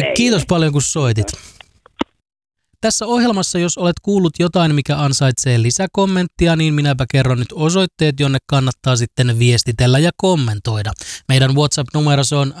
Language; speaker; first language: Finnish; native; Finnish